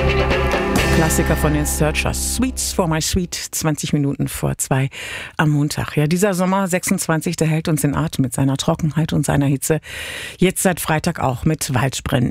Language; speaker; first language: German; native; German